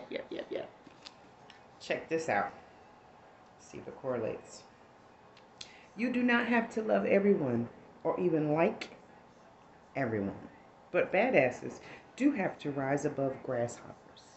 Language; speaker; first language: English; native; English